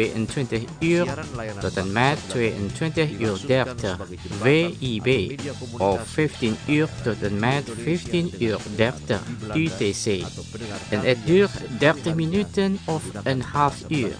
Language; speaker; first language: Dutch; non-native, learner; Indonesian